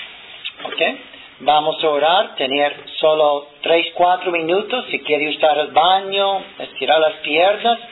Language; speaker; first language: Spanish; non-native, fluent; English